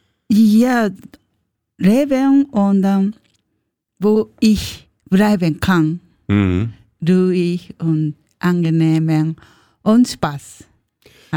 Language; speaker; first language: German; non-native, learner; Japanese